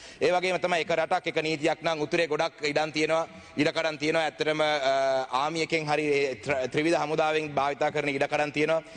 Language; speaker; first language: Sinhala; non-native, local second language; Tamil